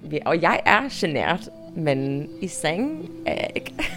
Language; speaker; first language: Danish; non-native, fluent; English